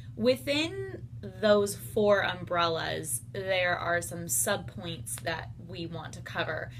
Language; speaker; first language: English; native; English